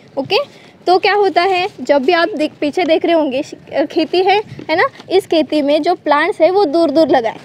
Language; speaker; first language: Hindi; non-native, local second language; Marathi